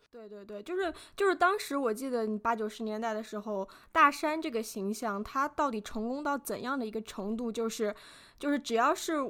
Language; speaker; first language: Chinese; native; Chinese